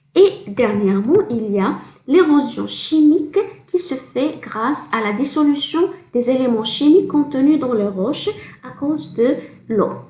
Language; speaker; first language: French; non-native, local second language; Arabic